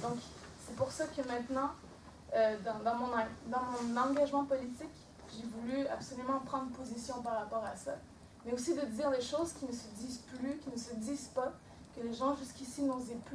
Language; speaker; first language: French; non-native, local second language; Innu-aimun